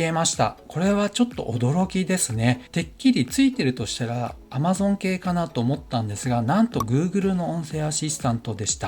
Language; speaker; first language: Japanese; native; Japanese